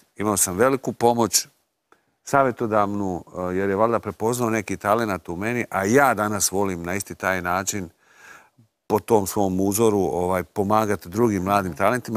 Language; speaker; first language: Croatian; native; Croatian